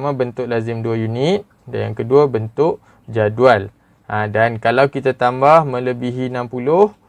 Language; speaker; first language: Malay; native; Malay